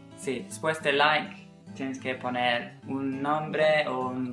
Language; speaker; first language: Spanish; non-native, fluent; English